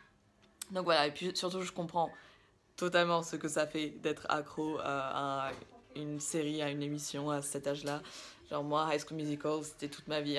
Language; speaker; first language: French; early bilingual, other home language; Russian